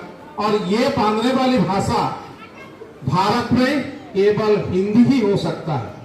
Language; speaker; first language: Hindi; non-native, local second language; Odia